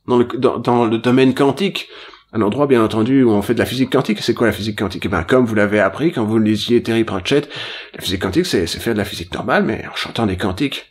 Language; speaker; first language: French; native; French